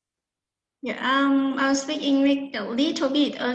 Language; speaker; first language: English; non-native, learner; Vietnamese